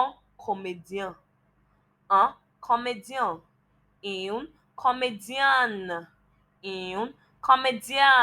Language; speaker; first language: French; non-native, learner; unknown